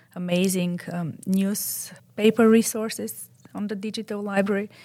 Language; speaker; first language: English; non-native, fluent; Bulgarian